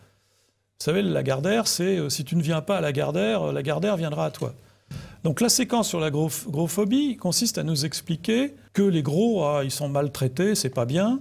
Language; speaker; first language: French; native; French